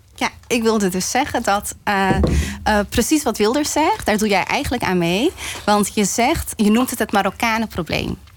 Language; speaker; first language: Dutch; early bilingual, other home language; Arabic